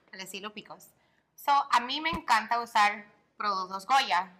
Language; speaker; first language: Spanish; early bilingual, heritage; Spanish